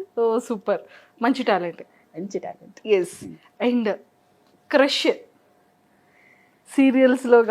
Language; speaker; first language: Telugu; native; Telugu